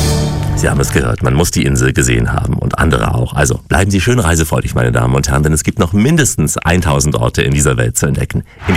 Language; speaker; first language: German; native; German